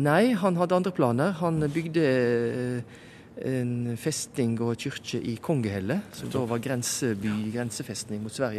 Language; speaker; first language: Norwegian; native; Norwegian